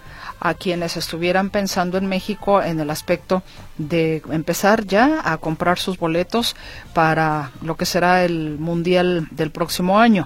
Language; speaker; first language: Spanish; native; Spanish